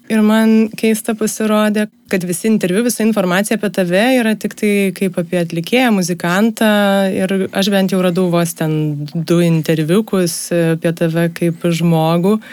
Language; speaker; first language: Lithuanian; native; Lithuanian